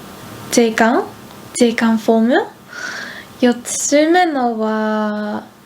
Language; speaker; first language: Japanese; non-native, fluent; Dutch